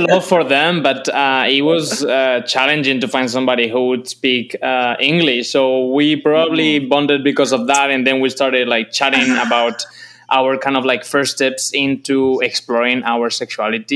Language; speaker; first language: English; non-native, fluent; Spanish